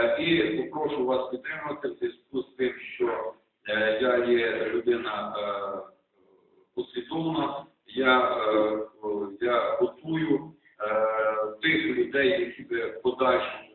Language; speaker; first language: Ukrainian; native; Ukrainian